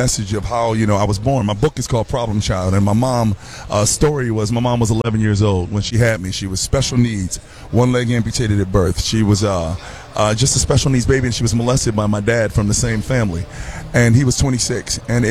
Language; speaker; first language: English; native; English